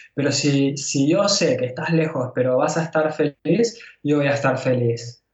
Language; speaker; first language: Spanish; native; Spanish